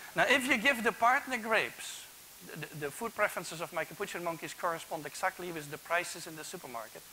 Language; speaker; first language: English; non-native, fluent; Dutch